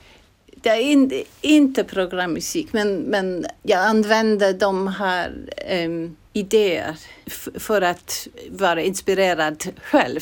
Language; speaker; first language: Swedish; non-native, fluent; English